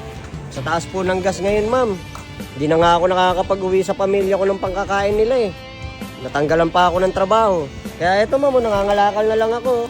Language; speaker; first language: Filipino; native; Filipino